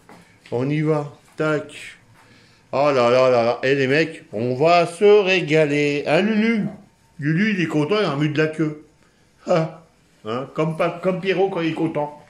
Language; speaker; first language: French; native; French